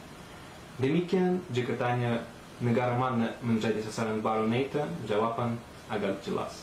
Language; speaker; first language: Malay; non-native, fluent; Russian